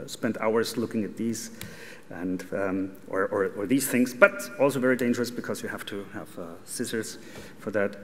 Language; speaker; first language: English; non-native, fluent; German